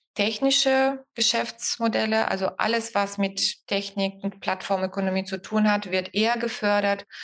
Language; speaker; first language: German; non-native, fluent; Bulgarian